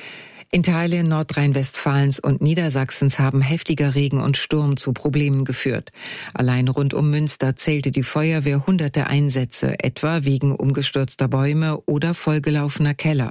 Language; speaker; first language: German; native; German